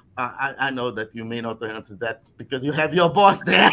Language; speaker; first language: English; non-native, fluent; Portuguese